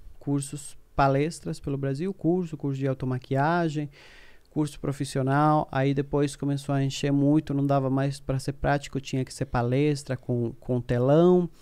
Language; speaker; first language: Portuguese; non-native, fluent; Spanish